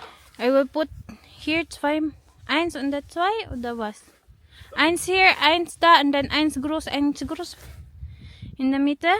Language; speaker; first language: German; non-native, learner; Filipino